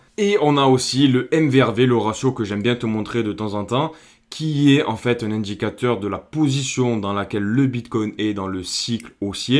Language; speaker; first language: French; native; French